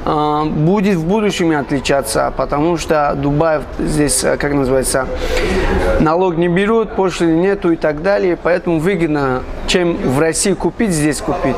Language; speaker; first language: Russian; non-native, fluent; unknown